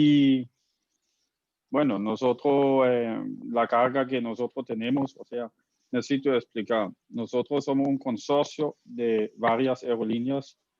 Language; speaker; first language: Spanish; non-native, fluent; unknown